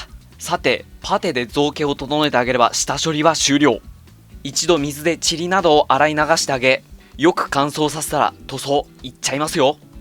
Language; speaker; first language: Japanese; native; Japanese